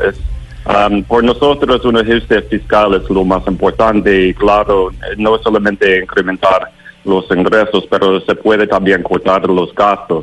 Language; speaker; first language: Spanish; non-native, learner; English